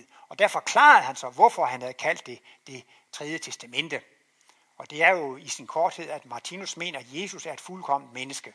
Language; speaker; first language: Danish; native; Danish